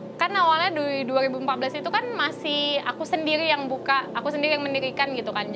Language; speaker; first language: Indonesian; native; Indonesian